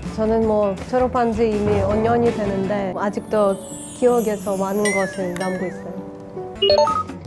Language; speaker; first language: Korean; non-native, fluent; Russian